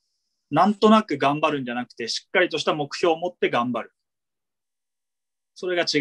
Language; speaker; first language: Japanese; native; Japanese